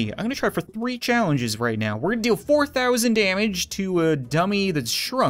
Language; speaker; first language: English; native; English